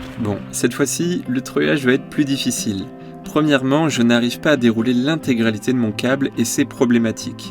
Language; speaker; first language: French; native; French